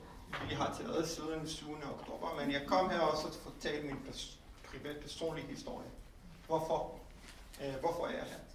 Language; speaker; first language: Danish; non-native, fluent; Hebrew